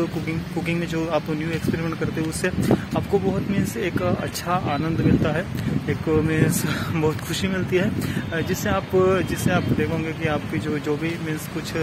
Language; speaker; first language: Hindi; non-native, local second language; Marathi